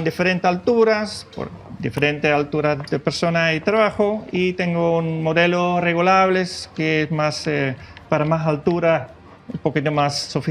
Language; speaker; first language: Spanish; non-native, fluent; Dutch